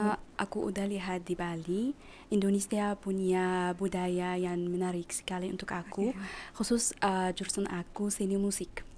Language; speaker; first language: Indonesian; non-native, learner; Arabic